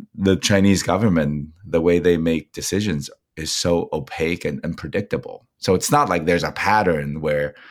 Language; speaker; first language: English; non-native, fluent; Chinese